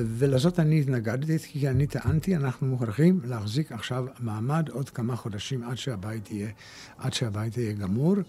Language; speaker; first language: Hebrew; early bilingual, other home language; German